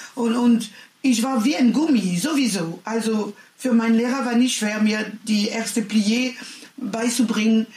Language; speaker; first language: German; non-native, learner; French